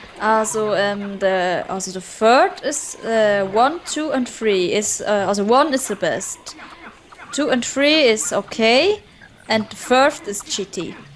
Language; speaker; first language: English; non-native, learner; German